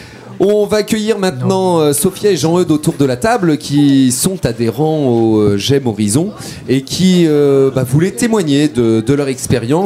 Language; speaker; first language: French; native; French